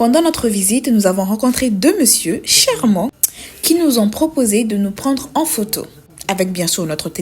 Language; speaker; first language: French; native; French